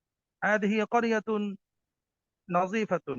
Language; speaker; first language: Arabic; non-native, learner; Bangla